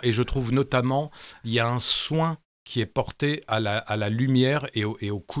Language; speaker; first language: French; native; French